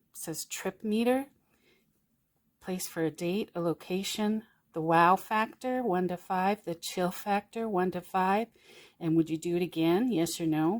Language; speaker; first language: English; native; English